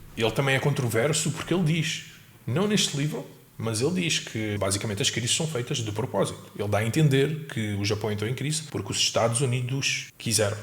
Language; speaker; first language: Portuguese; native; Portuguese